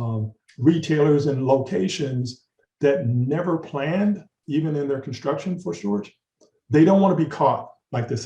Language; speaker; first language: English; native; English